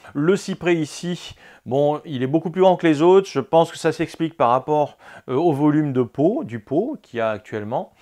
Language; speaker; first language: French; native; French